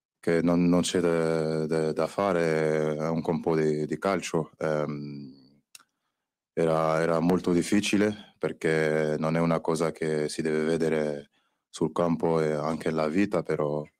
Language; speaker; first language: Italian; non-native, fluent; French